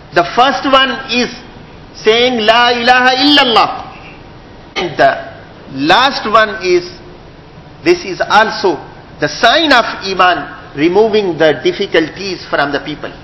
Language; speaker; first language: English; non-native, local second language; Urdu